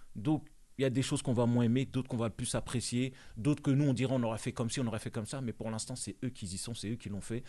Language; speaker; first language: French; non-native, local second language; Bambara